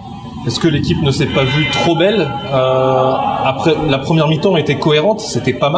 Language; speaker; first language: French; native; French